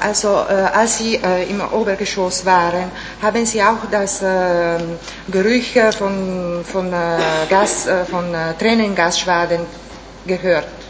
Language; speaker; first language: German; non-native, fluent; Italian